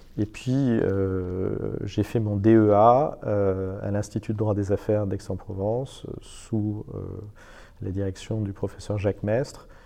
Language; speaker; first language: French; non-native, fluent; Persian